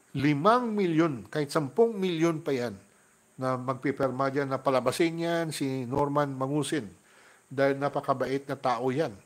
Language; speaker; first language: Filipino; non-native, local second language; Hiligaynon